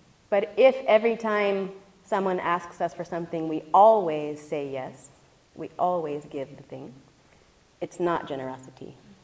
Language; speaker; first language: English; native; English